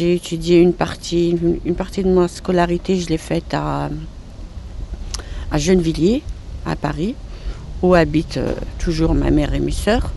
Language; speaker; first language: French; non-native, local second language; Arabic